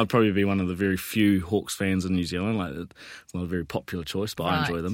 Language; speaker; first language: English; native; English